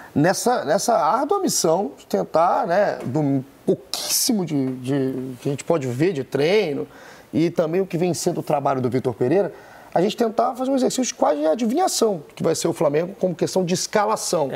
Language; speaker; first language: Portuguese; native; Portuguese